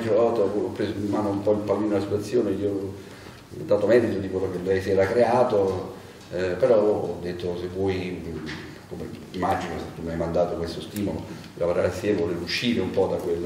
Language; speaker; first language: Italian; native; Italian